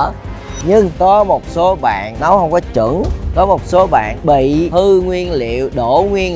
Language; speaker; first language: Vietnamese; native; Vietnamese